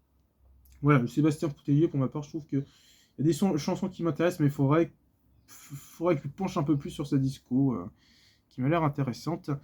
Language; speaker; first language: French; native; French